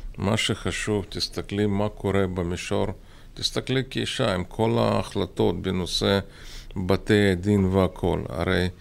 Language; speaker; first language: Hebrew; non-native, fluent; Russian